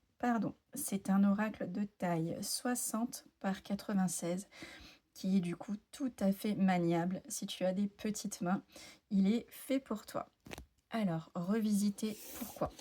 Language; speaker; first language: French; native; French